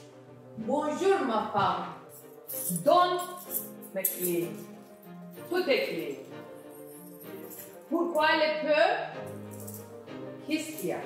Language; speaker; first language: French; non-native, learner; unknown